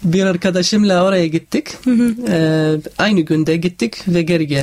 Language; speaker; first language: Turkish; non-native, learner; Arabic